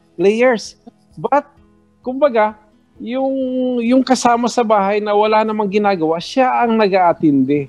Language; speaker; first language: Filipino; native; Filipino